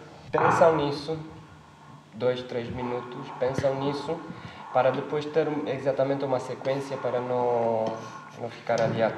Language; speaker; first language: Portuguese; non-native, fluent; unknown